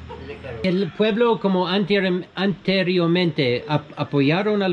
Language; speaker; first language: Spanish; non-native, learner; English